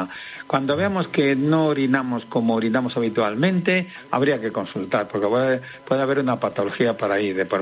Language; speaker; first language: Spanish; native; Spanish